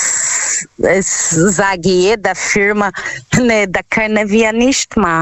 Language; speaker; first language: German; non-native, learner; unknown